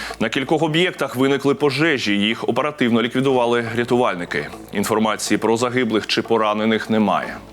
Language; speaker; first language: Ukrainian; native; Ukrainian